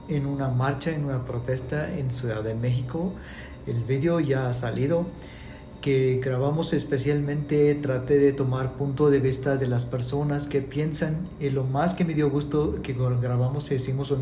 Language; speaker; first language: Spanish; non-native, fluent; Urdu